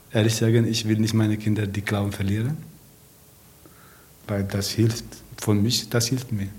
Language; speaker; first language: German; non-native, learner; Tigrinya